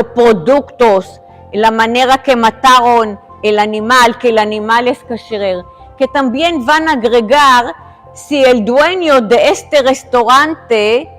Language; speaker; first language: Spanish; non-native, fluent; Hebrew